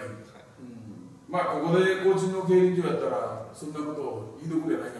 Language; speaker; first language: Japanese; native; Japanese